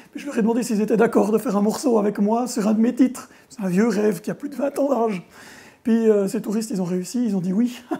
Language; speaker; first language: French; native; French